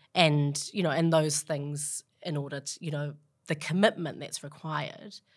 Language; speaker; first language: English; native; English